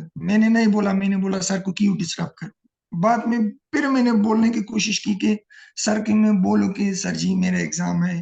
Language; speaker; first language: Hindi; non-native, learner; Pashto